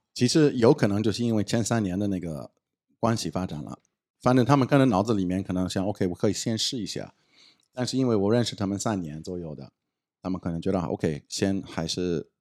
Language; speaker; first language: Chinese; non-native, fluent; English